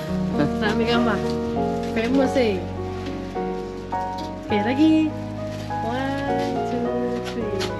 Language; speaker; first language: Malay; native; Malay